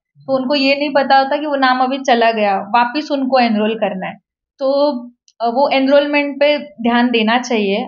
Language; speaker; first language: Hindi; non-native, local second language; Marathi